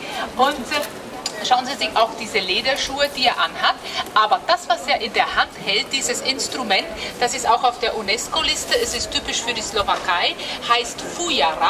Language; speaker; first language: German; non-native, fluent; Slovak